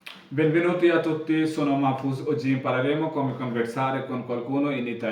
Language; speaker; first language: Italian; non-native, learner; Bangla